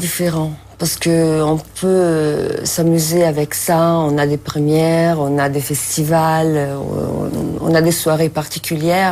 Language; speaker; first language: French; non-native, fluent; Italian